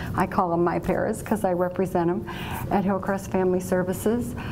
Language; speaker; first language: English; native; English